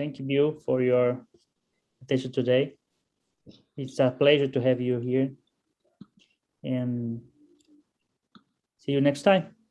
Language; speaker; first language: English; non-native, learner; Portuguese